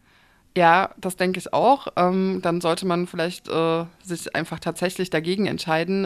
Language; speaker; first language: German; native; German